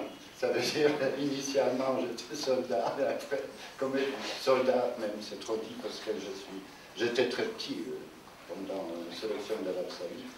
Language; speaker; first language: French; non-native, fluent; Polish